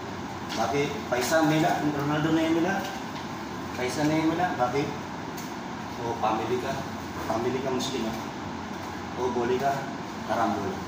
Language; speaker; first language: Hindi; non-native, learner; Filipino